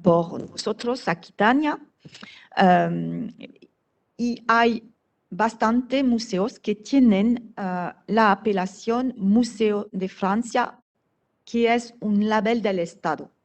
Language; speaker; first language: Spanish; non-native, fluent; French